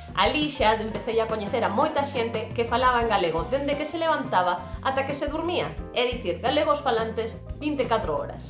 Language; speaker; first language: Galician; non-native, local second language; Spanish